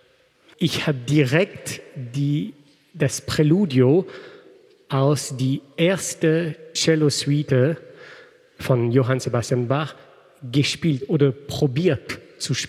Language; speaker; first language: German; non-native, fluent; French